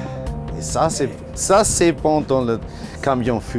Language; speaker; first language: French; non-native, learner; German